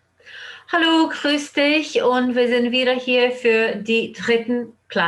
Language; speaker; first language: German; non-native, fluent; English